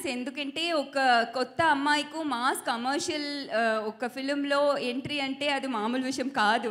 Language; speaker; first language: Telugu; non-native, learner; Tamil